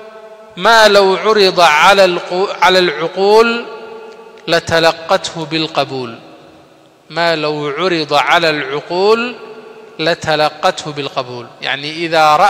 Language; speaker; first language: Arabic; non-native, fluent; Somali